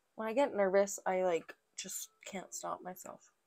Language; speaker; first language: English; native; English